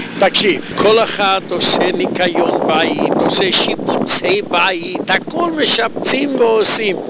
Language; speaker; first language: Hebrew; non-native, fluent; Yiddish